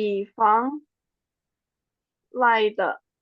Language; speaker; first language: Chinese; non-native, fluent; Indonesian